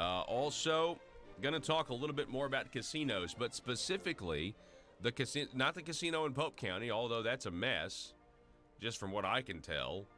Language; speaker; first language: English; native; English